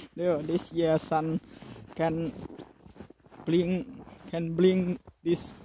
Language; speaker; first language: English; non-native, learner; Thai